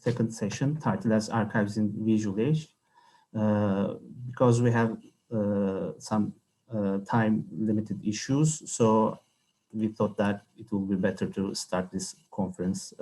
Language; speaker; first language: English; non-native, fluent; Turkish